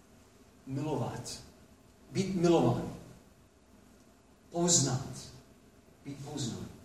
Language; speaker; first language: Czech; non-native, fluent; English